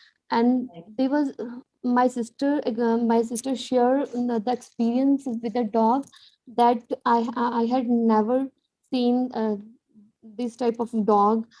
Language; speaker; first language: English; non-native, learner; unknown